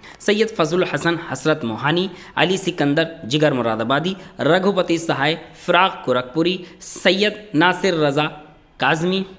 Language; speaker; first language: Urdu; native; Urdu